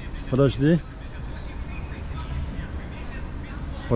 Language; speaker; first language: Russian; non-native, learner; English